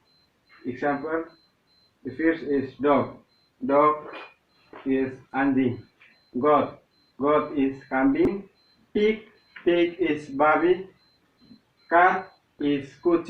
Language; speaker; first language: English; non-native, learner; Indonesian